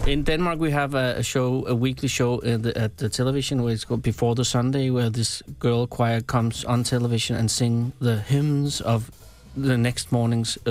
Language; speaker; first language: English; non-native, fluent; Danish